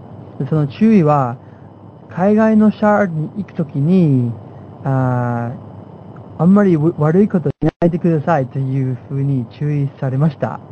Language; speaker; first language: Japanese; non-native, fluent; English